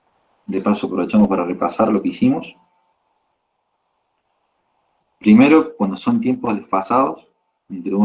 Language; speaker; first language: Spanish; native; Spanish